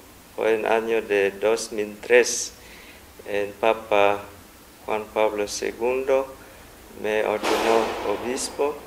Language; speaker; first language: Spanish; non-native, fluent; Vietnamese